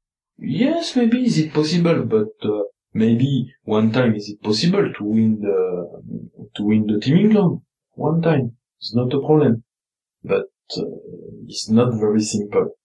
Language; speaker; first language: English; non-native, learner; French